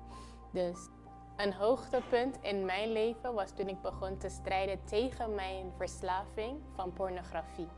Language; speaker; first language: Dutch; non-native, fluent; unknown